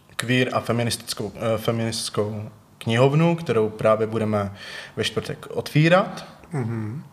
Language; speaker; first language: Czech; native; Czech